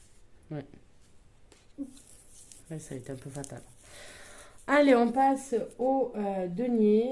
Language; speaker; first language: French; native; French